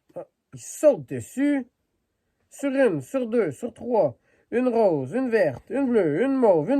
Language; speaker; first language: French; native; French